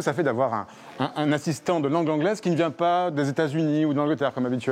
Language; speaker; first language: French; native; French